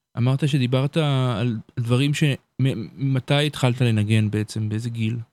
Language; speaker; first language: Hebrew; native; Hebrew